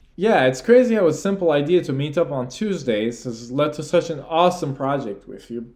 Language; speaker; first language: English; early bilingual, other home language; Turkish